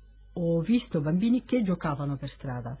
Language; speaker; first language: Italian; non-native, fluent; Spanish